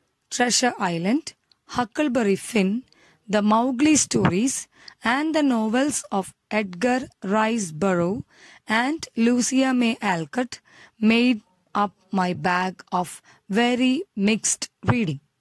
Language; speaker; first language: English; non-native, local second language; Malayalam